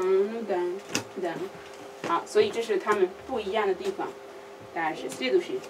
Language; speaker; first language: Russian; non-native, learner; Chinese